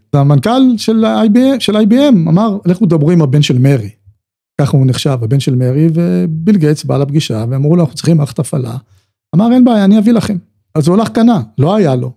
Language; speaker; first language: Hebrew; native; Hebrew